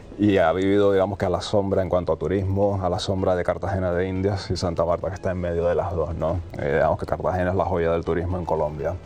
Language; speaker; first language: Spanish; native; Spanish